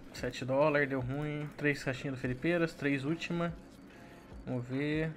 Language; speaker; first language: Portuguese; native; Portuguese